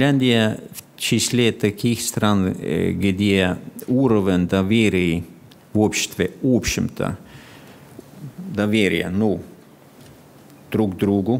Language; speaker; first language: Russian; non-native, fluent; Finnish